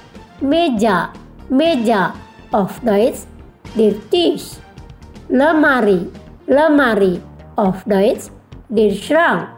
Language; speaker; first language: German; non-native, fluent; Indonesian